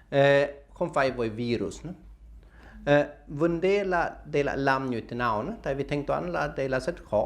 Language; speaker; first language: Vietnamese; non-native, learner; Swedish